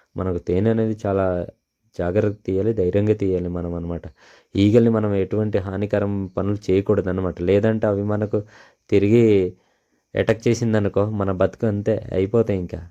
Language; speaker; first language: Telugu; non-native, local second language; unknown